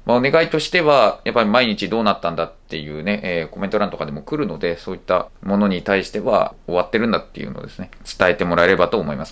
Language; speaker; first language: Japanese; native; Japanese